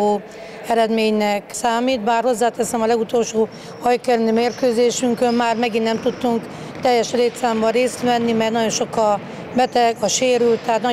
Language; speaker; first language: Hungarian; native; Hungarian